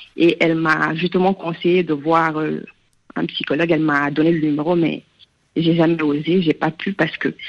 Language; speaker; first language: French; non-native, local second language; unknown